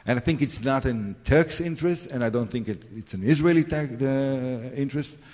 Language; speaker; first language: English; non-native, fluent; Hebrew